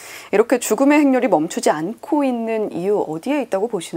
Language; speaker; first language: Korean; native; Korean